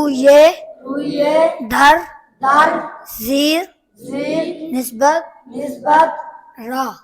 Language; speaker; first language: Persian; non-native, learner; Urdu